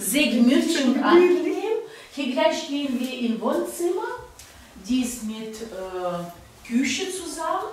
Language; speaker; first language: German; non-native, fluent; Russian